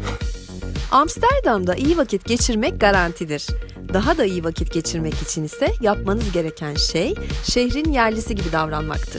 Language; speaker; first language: Turkish; native; Turkish